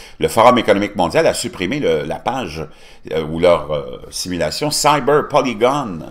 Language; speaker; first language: French; native; French